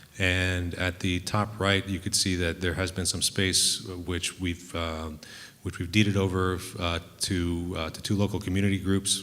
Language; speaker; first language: English; native; English